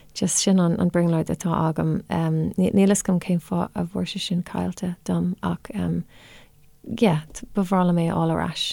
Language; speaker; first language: Irish; non-native, local second language; English